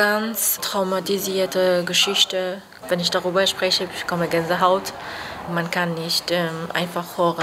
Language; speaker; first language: German; non-native, fluent; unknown